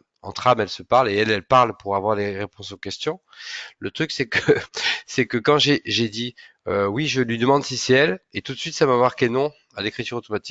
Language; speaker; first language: French; native; French